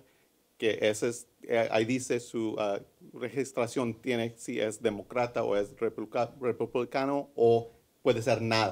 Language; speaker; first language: Spanish; early bilingual, heritage; English